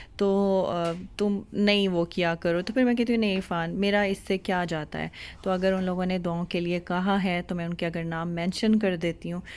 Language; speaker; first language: Hindi; native; Hindi